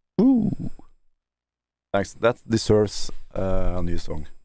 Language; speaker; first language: English; non-native, fluent; Norwegian